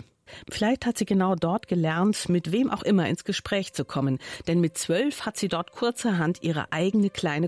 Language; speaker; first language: German; native; German